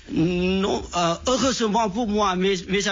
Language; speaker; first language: French; non-native, fluent; Vietnamese